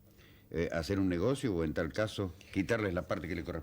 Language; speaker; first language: Spanish; native; Spanish